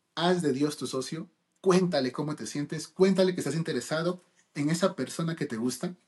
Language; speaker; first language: Spanish; early bilingual, heritage; Spanish